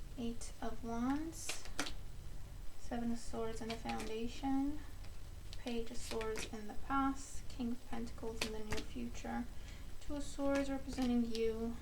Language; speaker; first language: English; native; English